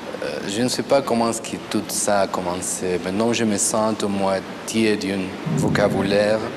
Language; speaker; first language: French; non-native, fluent; Spanish